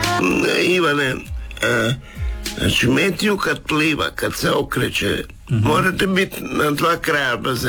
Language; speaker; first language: Serbian; native; Serbian